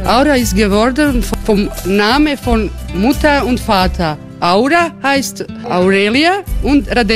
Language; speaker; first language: German; non-native, learner; Croatian